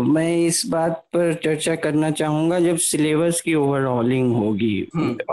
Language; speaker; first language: Hindi; native; Hindi